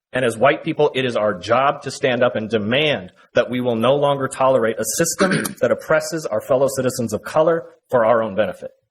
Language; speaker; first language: English; native; English